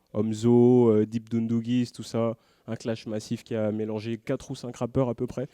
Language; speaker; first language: French; non-native, local second language; Wolof